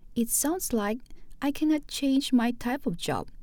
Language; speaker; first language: English; non-native, local second language; Filipino